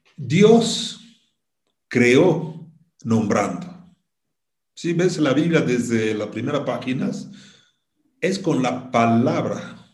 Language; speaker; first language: Spanish; non-native, fluent; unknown